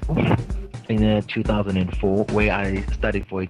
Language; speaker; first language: English; non-native, local second language; Zulu